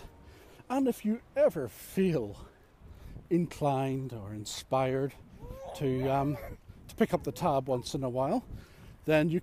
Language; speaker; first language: English; native; English